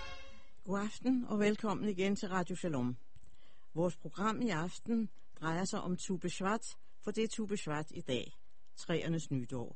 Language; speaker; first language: Danish; native; Danish